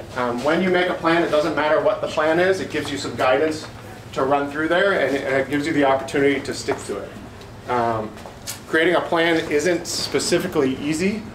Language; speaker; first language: English; native; English